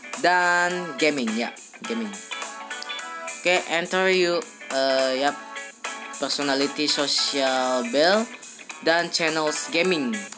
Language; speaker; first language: English; non-native, learner; Indonesian